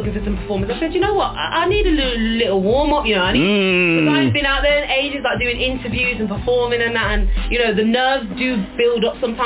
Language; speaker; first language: English; native; English